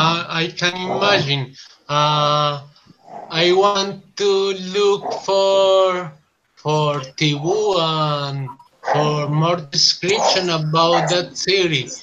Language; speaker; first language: English; non-native, learner; Spanish